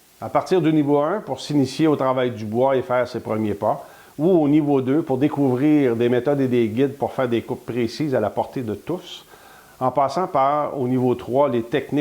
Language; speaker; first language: French; native; French